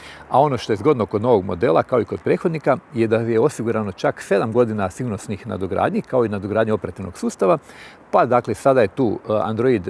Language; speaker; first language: Croatian; native; Croatian